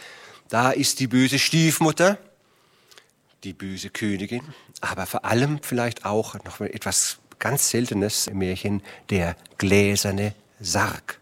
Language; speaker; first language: German; native; German